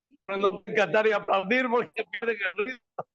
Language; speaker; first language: Spanish; native; Spanish